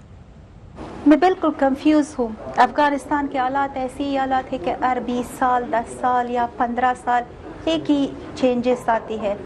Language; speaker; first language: Hindi; non-native, learner; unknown